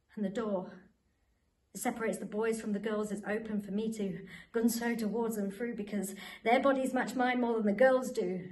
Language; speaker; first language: English; native; English